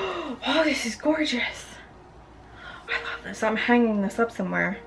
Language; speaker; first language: English; native; English